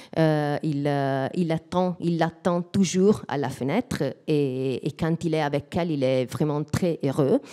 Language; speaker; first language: French; non-native, fluent; Italian